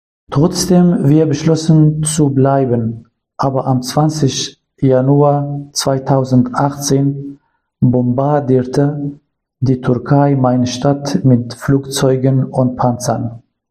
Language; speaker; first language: German; non-native, learner; Kurdish